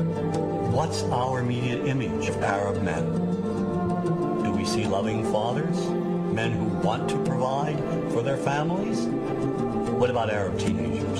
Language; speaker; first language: English; native; English